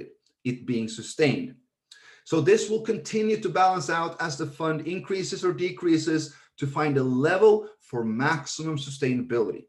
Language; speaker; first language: English; non-native, fluent; Swedish